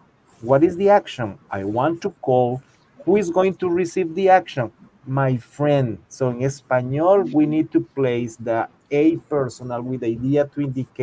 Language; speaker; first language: English; non-native, fluent; Spanish